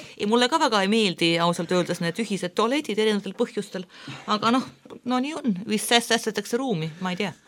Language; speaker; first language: Estonian; non-native, local second language; Russian